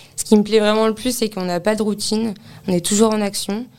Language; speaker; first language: French; native; French